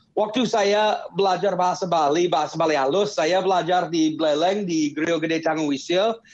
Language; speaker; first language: Indonesian; non-native, fluent; English